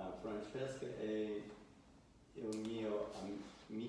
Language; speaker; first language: Italian; non-native, learner; English